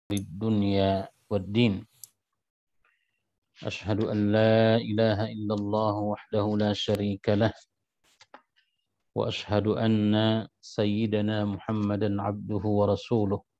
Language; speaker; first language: Arabic; non-native, fluent; Malay